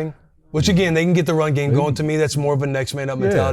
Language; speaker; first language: English; native; English